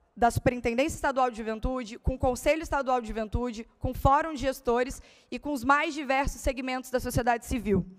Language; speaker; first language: Portuguese; native; Portuguese